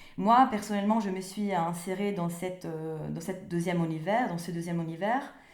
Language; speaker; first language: French; non-native, fluent; Italian